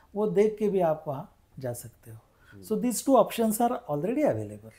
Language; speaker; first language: Hindi; non-native, local second language; Marathi